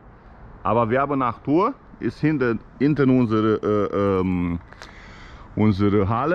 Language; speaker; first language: German; non-native, fluent; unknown